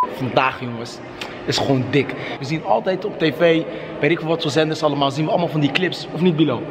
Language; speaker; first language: Dutch; early bilingual, other home language; Arabic